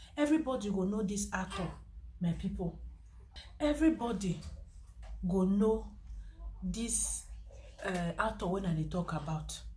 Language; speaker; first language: Nigerian Pidgin; non-native, local second language; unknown